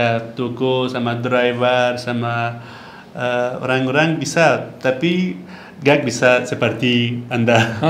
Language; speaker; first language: Indonesian; non-native, learner; Persian